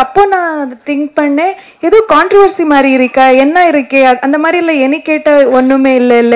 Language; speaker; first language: Tamil; non-native, learner; Kannada